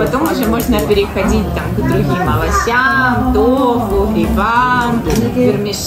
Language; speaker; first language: Russian; native; Russian